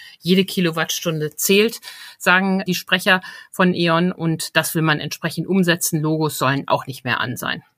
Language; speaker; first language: German; native; German